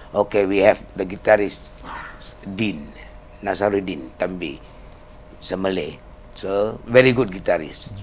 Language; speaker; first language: English; non-native, local second language; Tamil